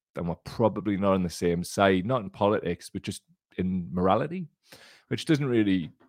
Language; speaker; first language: English; native; English